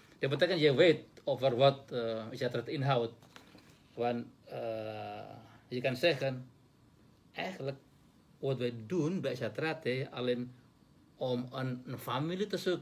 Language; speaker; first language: Dutch; non-native, learner; Indonesian